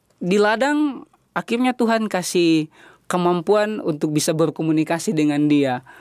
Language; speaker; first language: Indonesian; native; Indonesian